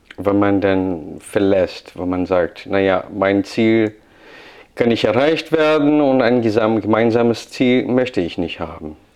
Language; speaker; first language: German; non-native, fluent; Portuguese